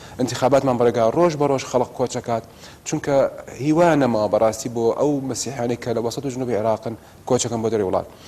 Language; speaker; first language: Central Kurdish; non-native, local second language; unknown